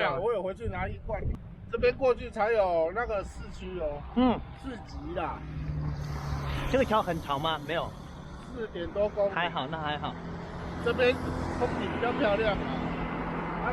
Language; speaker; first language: Chinese; native; Chinese